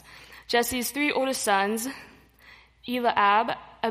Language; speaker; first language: English; native; English